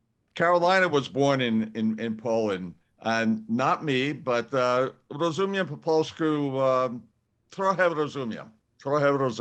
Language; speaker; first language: Polish; non-native, learner; English